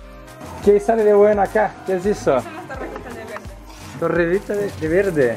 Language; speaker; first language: Spanish; non-native, learner; Portuguese